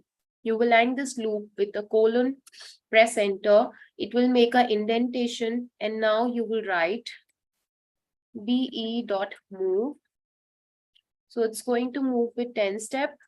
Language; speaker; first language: English; non-native, local second language; Hindi